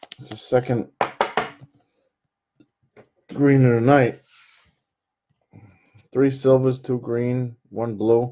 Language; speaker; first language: English; native; English